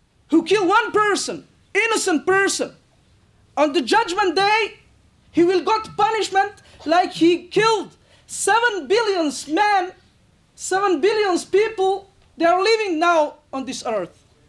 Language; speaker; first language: English; non-native, fluent; Bosnian